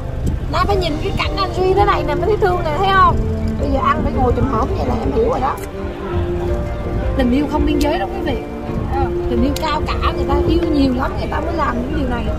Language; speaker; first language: Vietnamese; native; Vietnamese